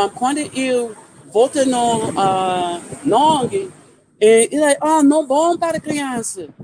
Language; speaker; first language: Portuguese; non-native, learner; English